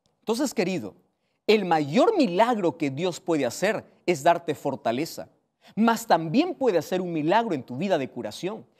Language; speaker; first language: Spanish; native; Spanish